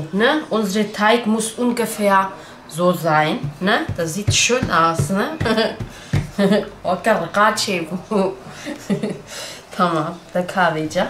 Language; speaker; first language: German; non-native, learner; Turkish